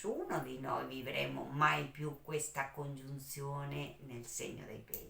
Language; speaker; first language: Italian; native; Italian